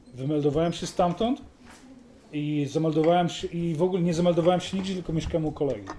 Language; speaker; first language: Polish; native; Polish